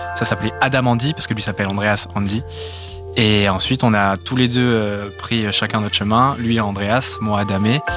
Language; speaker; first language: French; early bilingual, other home language; Serbian